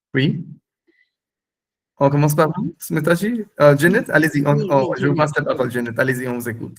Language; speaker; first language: French; non-native, fluent; Hindi